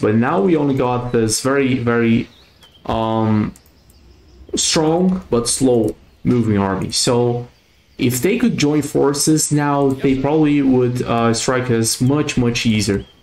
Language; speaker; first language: English; non-native, fluent; Portuguese